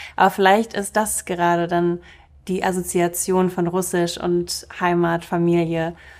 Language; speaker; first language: German; early bilingual, other home language; Russian